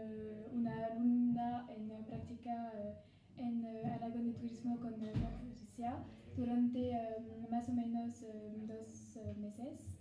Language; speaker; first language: Spanish; non-native, learner; French